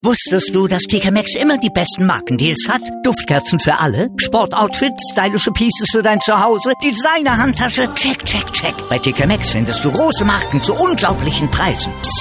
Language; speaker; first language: German; native; German